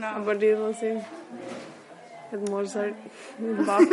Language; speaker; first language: Spanish; non-native, learner; English